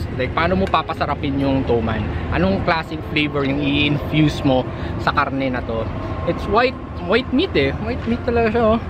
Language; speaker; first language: Filipino; native; Filipino